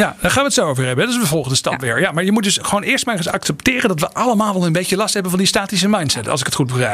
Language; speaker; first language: Dutch; native; Dutch